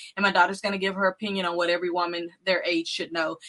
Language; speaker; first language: English; native; English